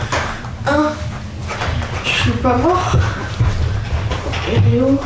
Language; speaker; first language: French; native; French